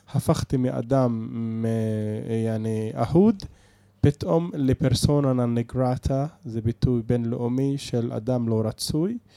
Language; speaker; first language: Hebrew; non-native, local second language; Arabic